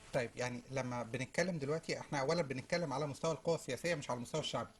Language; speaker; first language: Arabic; native; Arabic